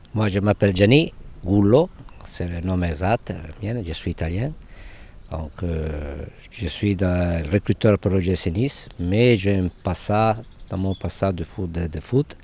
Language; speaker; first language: French; non-native, fluent; Italian